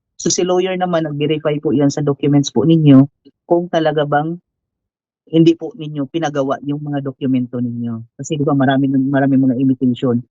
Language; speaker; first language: Filipino; native; Filipino